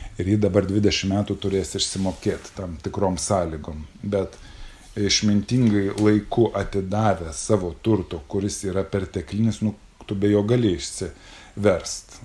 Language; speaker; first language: Lithuanian; native; Lithuanian